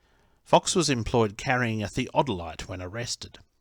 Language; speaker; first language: English; native; English